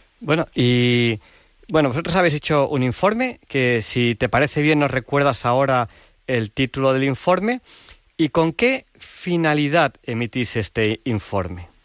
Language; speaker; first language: Spanish; native; Spanish